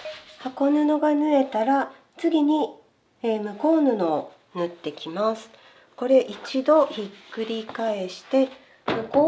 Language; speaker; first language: Japanese; native; Japanese